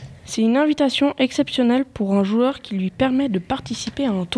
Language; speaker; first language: French; native; French